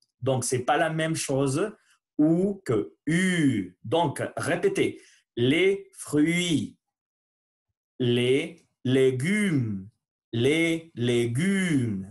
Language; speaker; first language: French; non-native, learner; Spanish